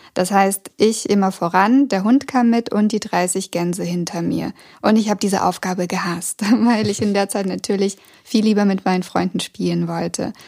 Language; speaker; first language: German; early bilingual, other home language; Russian